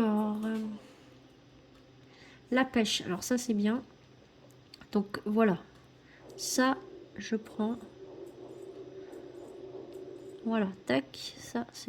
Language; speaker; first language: French; native; French